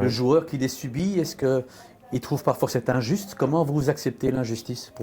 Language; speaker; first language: French; native; French